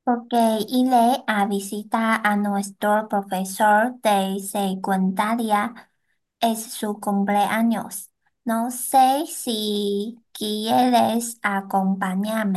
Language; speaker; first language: Spanish; non-native, learner; Chinese